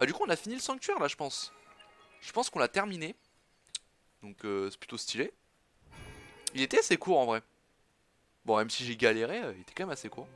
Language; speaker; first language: French; native; French